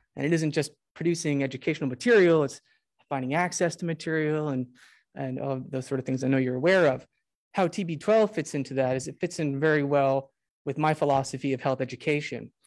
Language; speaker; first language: English; native; English